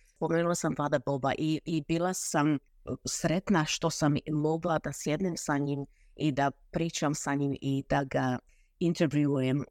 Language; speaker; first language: Croatian; early bilingual, heritage; Croatian